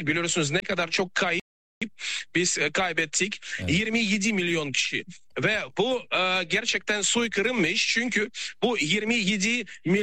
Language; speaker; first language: Turkish; non-native, fluent; Russian